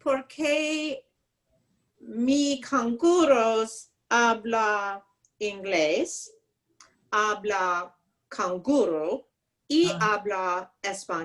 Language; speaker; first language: Spanish; non-native, learner; English